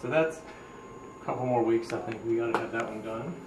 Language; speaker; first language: English; native; English